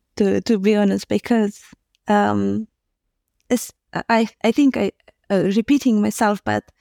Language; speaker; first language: English; non-native, fluent; Romanian